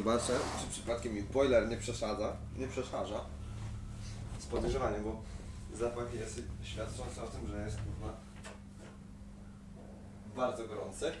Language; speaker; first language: Polish; native; Polish